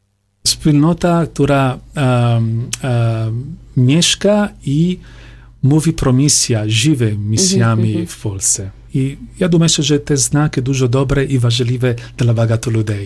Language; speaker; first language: Polish; non-native, learner; Italian